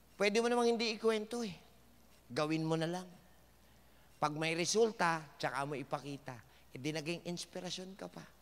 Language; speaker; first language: Filipino; native; Filipino